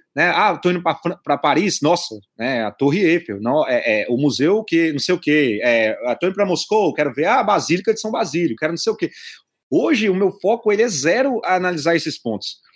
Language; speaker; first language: Portuguese; native; Portuguese